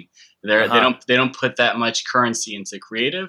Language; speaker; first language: English; early bilingual, other home language; Japanese